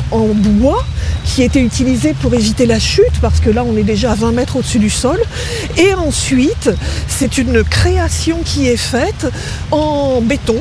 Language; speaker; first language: French; native; French